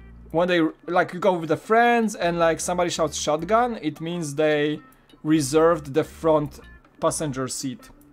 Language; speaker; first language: English; non-native, fluent; Polish